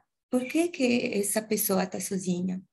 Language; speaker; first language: Portuguese; non-native, learner; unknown